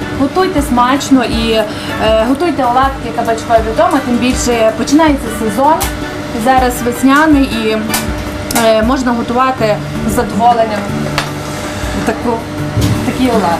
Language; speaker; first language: Ukrainian; native; Ukrainian